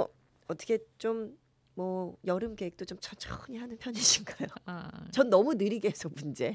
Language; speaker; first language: Korean; native; Korean